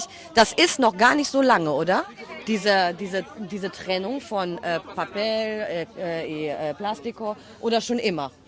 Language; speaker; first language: German; native; German